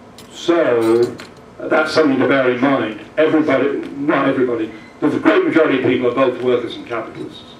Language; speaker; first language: English; native; English